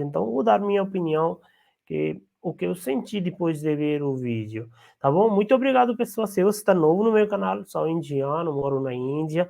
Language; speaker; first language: Portuguese; non-native, learner; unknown